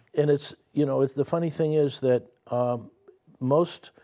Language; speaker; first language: English; native; English